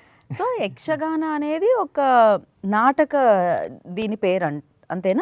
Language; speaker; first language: Telugu; native; Telugu